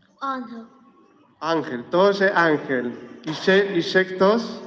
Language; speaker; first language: Ukrainian; non-native, fluent; Polish